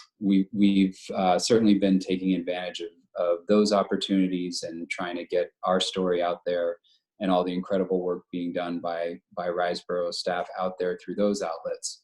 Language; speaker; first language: English; native; English